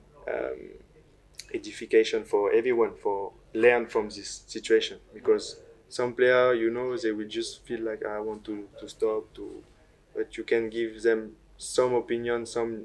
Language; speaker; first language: English; non-native, learner; French